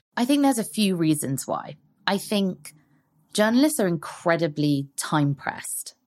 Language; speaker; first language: English; native; English